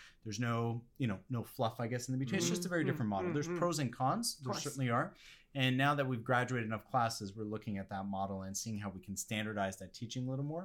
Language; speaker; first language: English; non-native, fluent; French